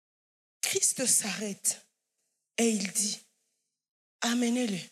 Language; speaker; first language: French; non-native, local second language; Swahili